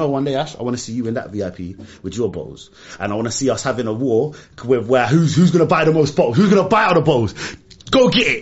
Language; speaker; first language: English; non-native, local second language; Arabic